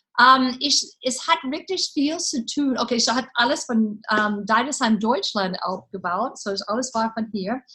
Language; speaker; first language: German; non-native, learner; English